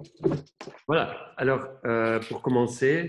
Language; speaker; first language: French; non-native, local second language; German